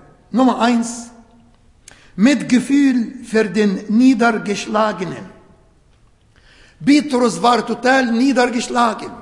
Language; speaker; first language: German; non-native, learner; Arabic